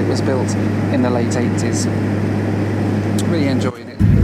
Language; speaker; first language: English; native; English